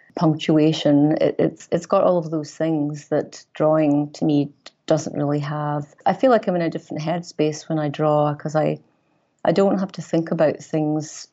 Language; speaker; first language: English; native; English